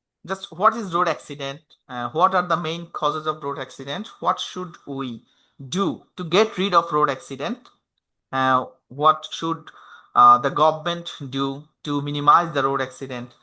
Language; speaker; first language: English; non-native, local second language; Bangla